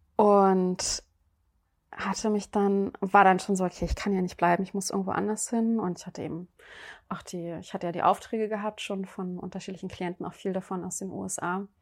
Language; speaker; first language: German; native; German